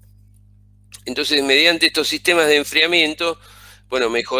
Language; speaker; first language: Spanish; native; Spanish